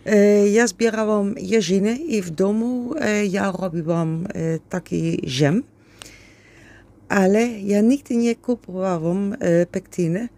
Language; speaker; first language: Polish; non-native, learner; Dutch